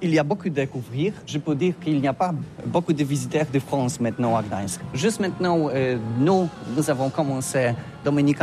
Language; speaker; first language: French; non-native, learner; Polish